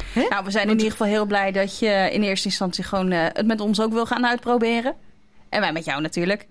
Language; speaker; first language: Dutch; native; Dutch